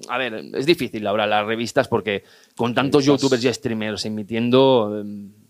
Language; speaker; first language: Spanish; native; Spanish